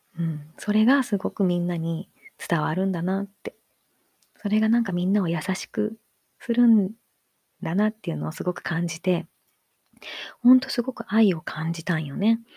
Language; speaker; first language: Japanese; native; Japanese